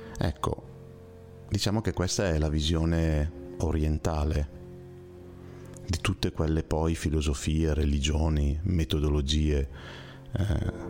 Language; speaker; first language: Italian; native; Italian